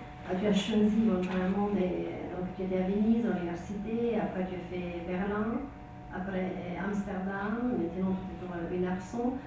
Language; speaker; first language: French; non-native, fluent; Italian